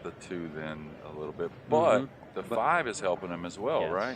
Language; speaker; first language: English; native; English